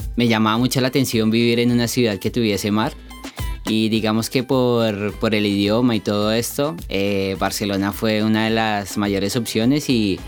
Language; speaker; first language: Spanish; native; Spanish